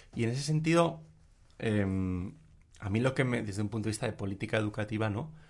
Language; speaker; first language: Spanish; native; Spanish